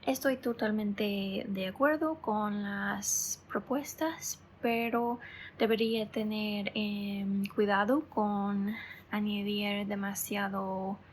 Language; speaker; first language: Spanish; non-native, fluent; English